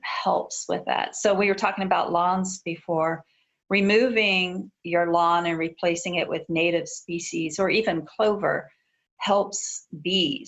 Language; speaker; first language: English; native; English